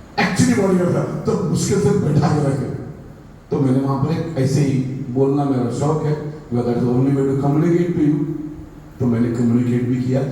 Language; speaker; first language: Hindi; non-native, local second language; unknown